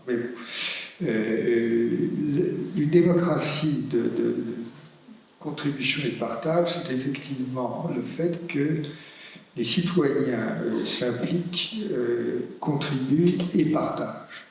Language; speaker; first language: French; native; French